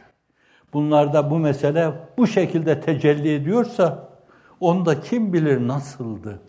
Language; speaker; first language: Turkish; native; Turkish